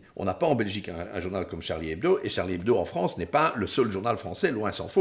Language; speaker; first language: French; native; French